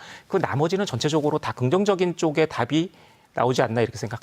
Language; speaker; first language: Korean; native; Korean